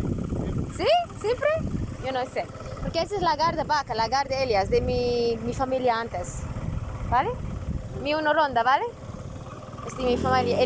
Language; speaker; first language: Spanish; non-native, learner; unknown